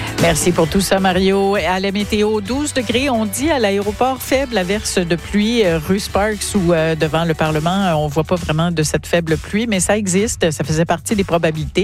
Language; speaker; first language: French; native; French